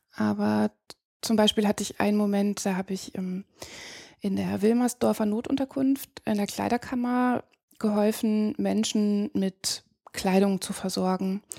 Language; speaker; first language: German; native; German